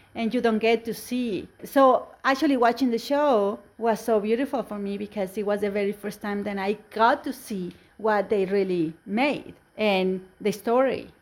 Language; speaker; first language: English; non-native, fluent; Spanish